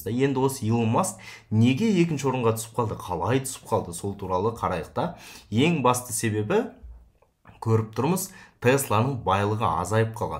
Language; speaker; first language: Kazakh; native; Kazakh